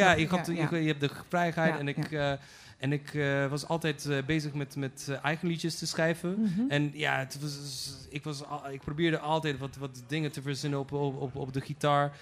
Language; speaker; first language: Dutch; non-native, fluent; Polish